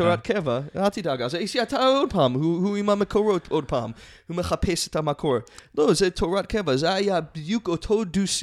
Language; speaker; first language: Hebrew; non-native, fluent; English